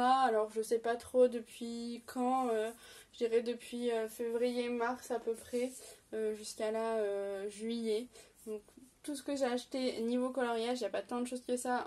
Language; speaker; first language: French; native; French